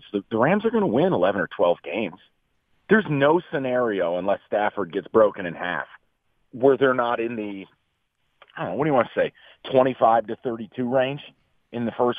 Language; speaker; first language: English; native; English